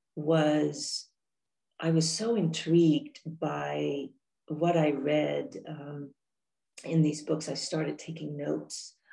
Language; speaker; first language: English; non-native, fluent; Dutch